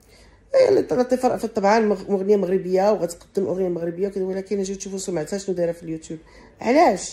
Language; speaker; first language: Arabic; native; Arabic